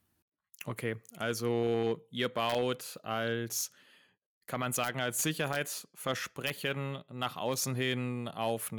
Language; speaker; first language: German; native; German